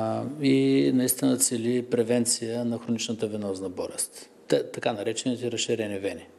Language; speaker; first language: Bulgarian; native; Bulgarian